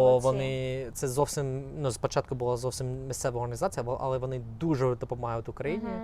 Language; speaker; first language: Ukrainian; non-native, fluent; English